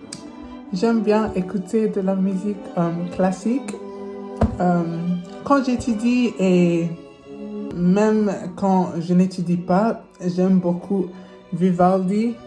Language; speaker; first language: French; non-native, learner; English